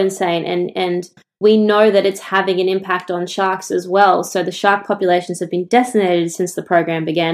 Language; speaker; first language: English; native; English